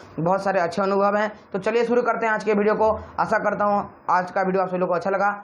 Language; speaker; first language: Hindi; non-native, local second language; Odia